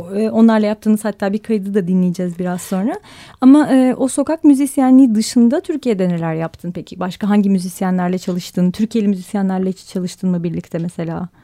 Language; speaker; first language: Turkish; native; Turkish